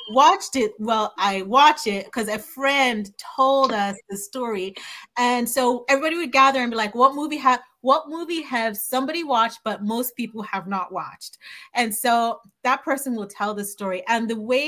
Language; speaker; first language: English; non-native, local second language; Yoruba